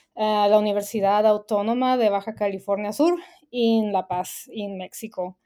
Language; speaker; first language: English; non-native, fluent; Spanish